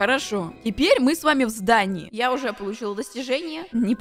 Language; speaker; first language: Russian; native; Russian